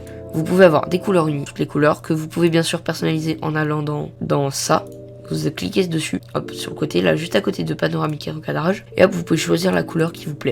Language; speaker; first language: French; native; French